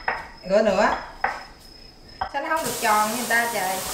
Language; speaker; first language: Vietnamese; native; Vietnamese